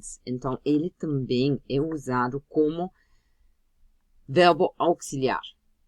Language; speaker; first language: Portuguese; non-native, fluent; German